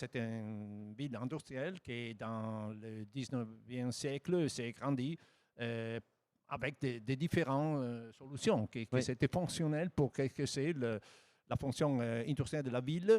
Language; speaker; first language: French; non-native, fluent; Italian